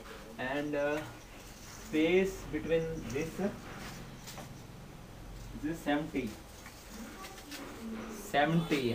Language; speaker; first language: English; non-native, local second language; Hindi